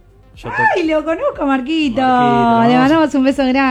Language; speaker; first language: Spanish; native; Spanish